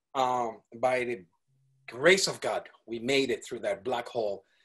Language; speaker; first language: English; non-native, fluent; Spanish